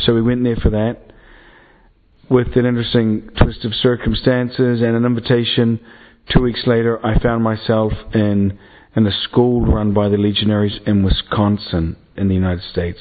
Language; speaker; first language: English; native; English